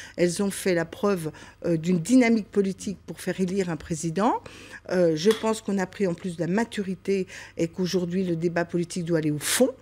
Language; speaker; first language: French; native; French